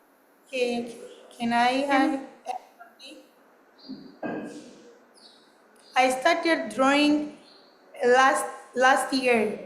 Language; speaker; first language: English; non-native, learner; Portuguese